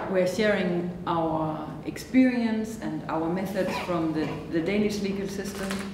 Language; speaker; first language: English; non-native, fluent; Danish